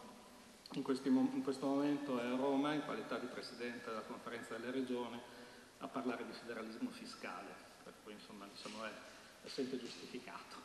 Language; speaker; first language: Italian; native; Italian